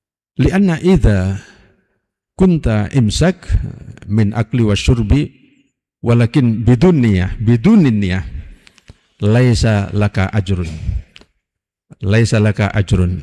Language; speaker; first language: Arabic; non-native, fluent; Indonesian